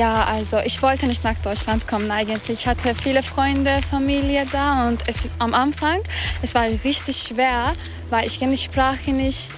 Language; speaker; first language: German; non-native, fluent; Turkish